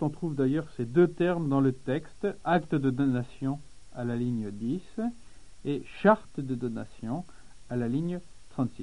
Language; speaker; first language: French; native; French